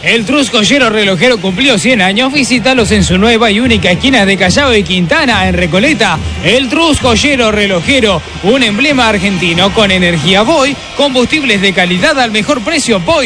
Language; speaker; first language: Spanish; native; Spanish